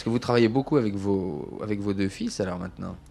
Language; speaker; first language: French; native; French